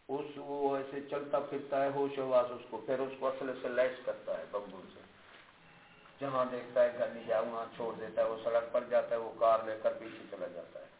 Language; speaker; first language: Urdu; non-native, local second language; Punjabi